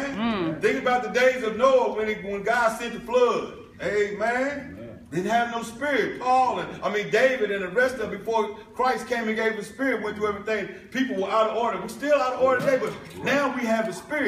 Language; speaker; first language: English; native; English